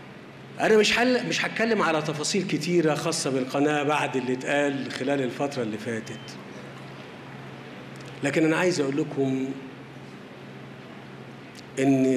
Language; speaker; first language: Arabic; native; Arabic